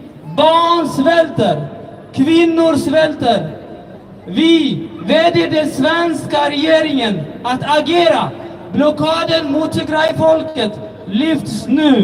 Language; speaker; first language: Swedish; early bilingual, other home language; Tigrinya